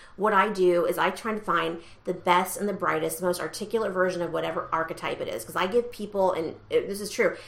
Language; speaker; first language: English; native; English